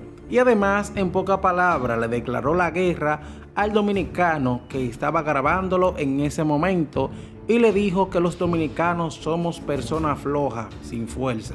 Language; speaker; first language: Spanish; native; Spanish